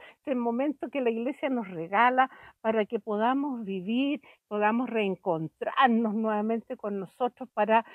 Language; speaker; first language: Spanish; native; Spanish